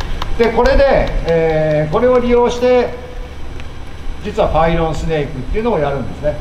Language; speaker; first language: Japanese; native; Japanese